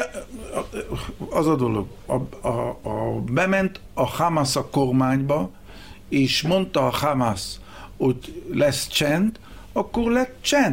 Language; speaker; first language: Hungarian; early bilingual, heritage; Hebrew